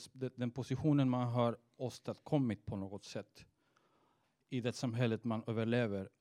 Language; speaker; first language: Swedish; non-native, fluent; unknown